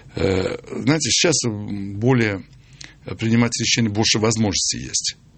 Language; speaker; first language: Russian; non-native, local second language; Armenian